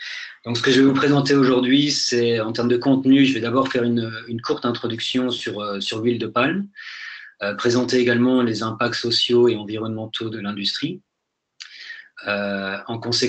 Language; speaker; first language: French; native; French